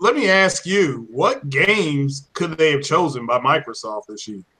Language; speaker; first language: English; native; English